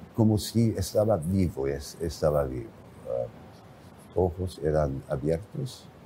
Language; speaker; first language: Spanish; non-native, fluent; English